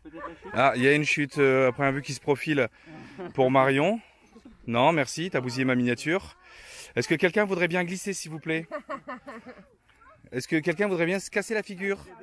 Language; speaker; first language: French; native; French